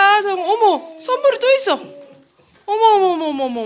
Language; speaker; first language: Korean; native; Korean